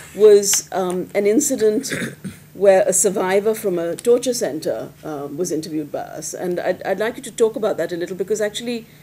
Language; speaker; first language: English; non-native, local second language; Hindi